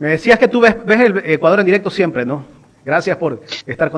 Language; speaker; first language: Spanish; native; Spanish